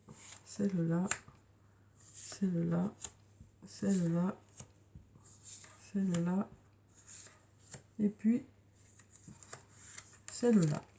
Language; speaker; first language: French; native; French